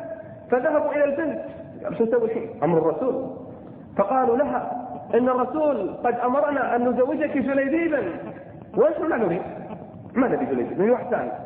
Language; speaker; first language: Arabic; native; Arabic